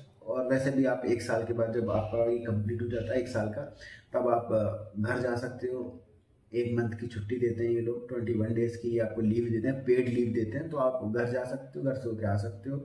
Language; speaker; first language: Hindi; native; Hindi